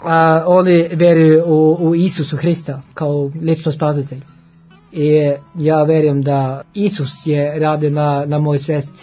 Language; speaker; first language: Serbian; non-native, learner; Norwegian